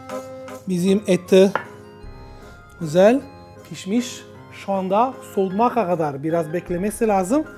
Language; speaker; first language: Turkish; non-native, fluent; Italian